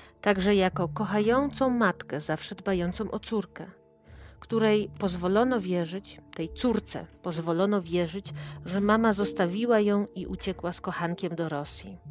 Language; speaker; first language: Polish; native; Polish